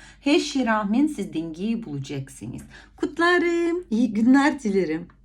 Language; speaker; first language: Turkish; non-native, fluent; Ukrainian